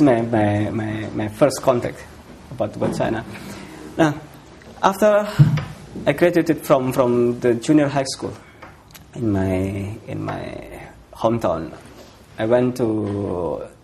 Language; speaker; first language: English; non-native, fluent; Indonesian